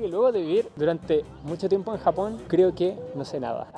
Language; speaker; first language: Spanish; native; Spanish